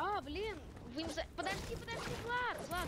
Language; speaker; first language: Russian; native; Russian